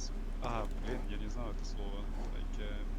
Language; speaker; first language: Russian; non-native, learner; English